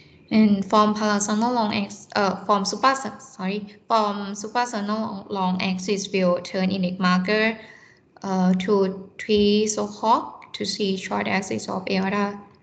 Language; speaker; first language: English; non-native, fluent; Thai